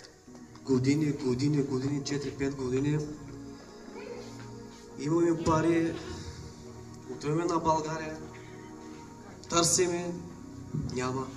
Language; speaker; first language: Bulgarian; non-native, local second language; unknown